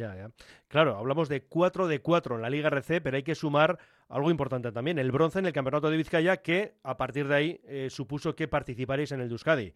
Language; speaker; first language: Spanish; native; Spanish